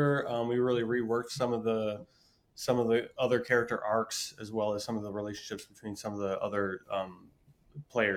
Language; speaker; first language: English; native; English